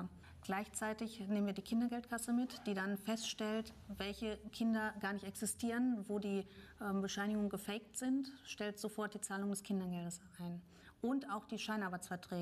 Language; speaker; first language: German; native; German